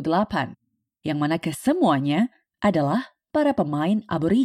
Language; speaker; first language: Indonesian; native; Indonesian